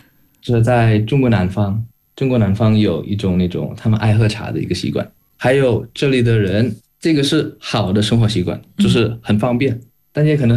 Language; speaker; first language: Chinese; non-native, fluent; Indonesian